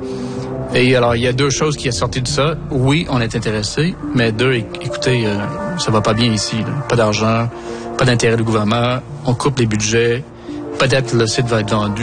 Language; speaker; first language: French; non-native, local second language; English